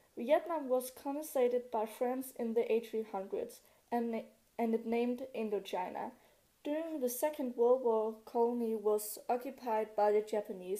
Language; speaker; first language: English; non-native, learner; Danish